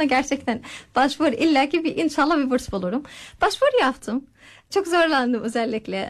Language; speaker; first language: Turkish; non-native, fluent; Arabic